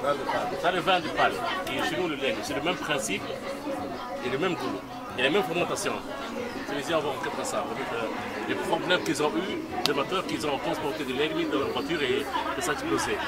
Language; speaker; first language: French; non-native, local second language; Arabic